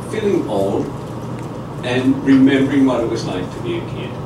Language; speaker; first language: English; native; English